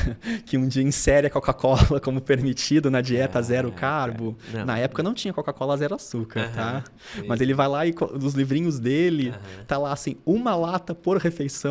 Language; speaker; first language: Portuguese; native; Portuguese